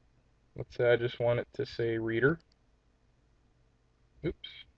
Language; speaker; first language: English; native; English